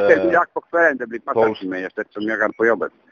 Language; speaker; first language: Swedish; non-native, learner; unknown